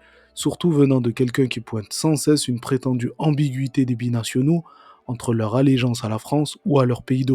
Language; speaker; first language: French; native; French